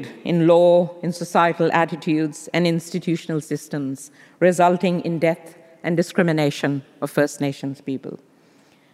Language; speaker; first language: English; non-native, local second language; Urdu